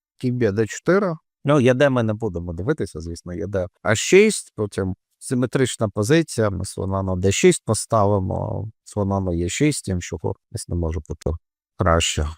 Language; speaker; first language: Ukrainian; non-native, local second language; Russian